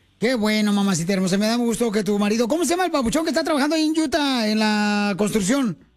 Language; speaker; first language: Spanish; native; Spanish